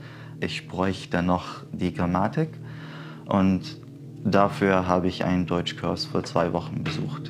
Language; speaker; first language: German; non-native, fluent; Arabic